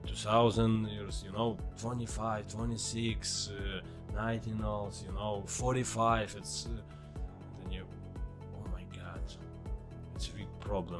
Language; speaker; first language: English; non-native, learner; Ukrainian